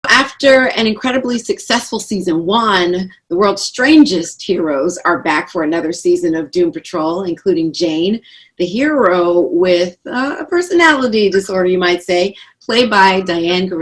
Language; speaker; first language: English; native; English